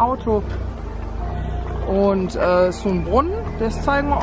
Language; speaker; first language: German; native; German